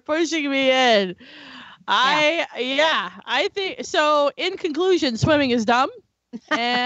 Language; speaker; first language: English; native; English